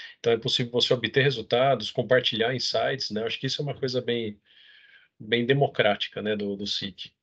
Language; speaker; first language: Portuguese; native; Portuguese